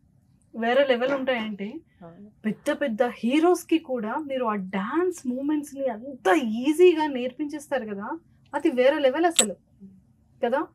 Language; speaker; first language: Telugu; native; Telugu